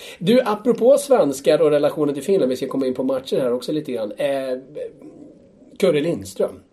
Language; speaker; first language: Swedish; native; Swedish